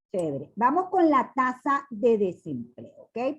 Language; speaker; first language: Spanish; native; Spanish